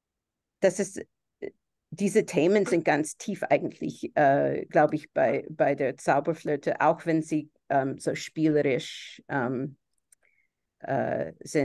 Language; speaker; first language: German; non-native, fluent; English